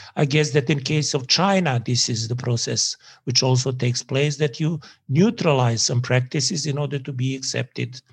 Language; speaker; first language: English; non-native, fluent; Serbian